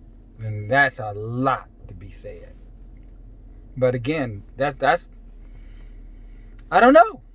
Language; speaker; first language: English; native; English